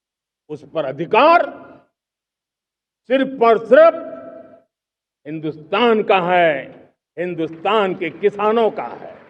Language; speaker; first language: Hindi; non-native, local second language; Gujarati